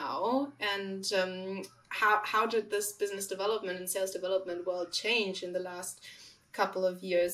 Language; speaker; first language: English; non-native, fluent; German